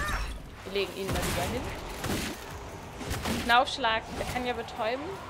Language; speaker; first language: German; native; German